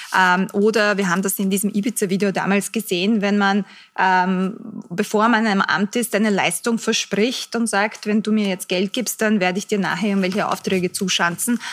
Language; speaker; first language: German; early bilingual, other home language; Bosnian